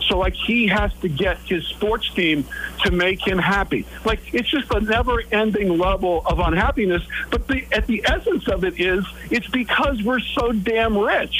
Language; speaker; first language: English; native; English